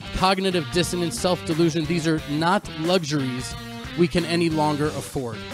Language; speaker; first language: English; native; English